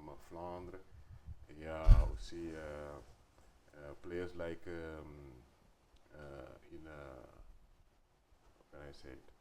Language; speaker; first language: English; non-native, learner; Wolof